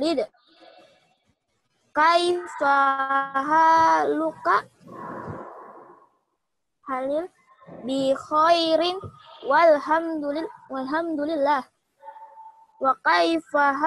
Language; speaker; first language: Arabic; non-native, learner; Indonesian